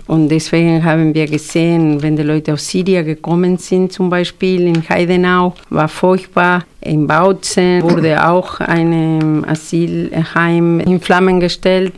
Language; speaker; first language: German; non-native, fluent; Spanish